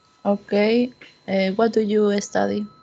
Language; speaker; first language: English; non-native, learner; Spanish